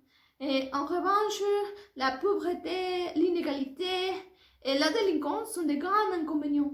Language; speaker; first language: French; non-native, learner; Spanish